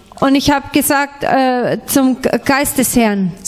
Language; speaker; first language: German; non-native, fluent; French